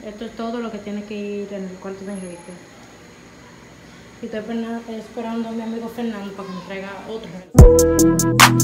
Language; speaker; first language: Spanish; early bilingual, heritage; Spanish